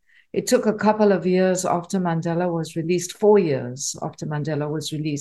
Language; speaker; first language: English; native; English